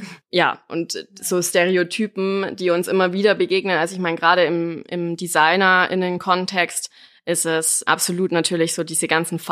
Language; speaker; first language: German; native; German